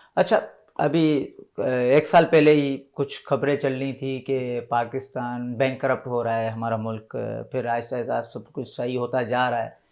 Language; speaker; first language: Urdu; native; Urdu